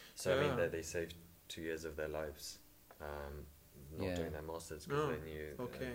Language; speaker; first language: English; native; English